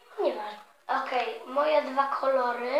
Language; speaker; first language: Polish; early bilingual, heritage; Polish